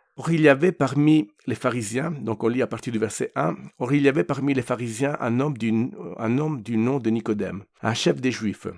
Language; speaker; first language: French; non-native, fluent; Italian